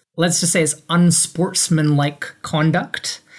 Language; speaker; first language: English; native; English